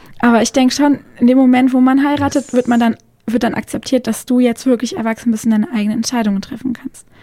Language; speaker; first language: German; native; German